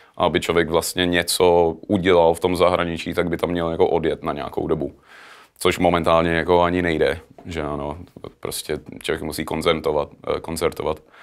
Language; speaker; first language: Czech; early bilingual, heritage; Czech